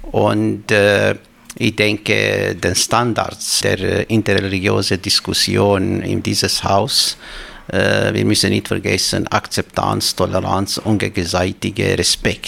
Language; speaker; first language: German; non-native, fluent; Albanian